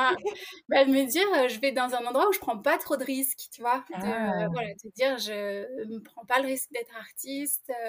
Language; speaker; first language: French; native; French